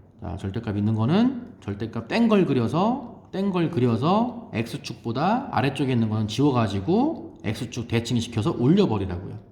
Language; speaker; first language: Korean; native; Korean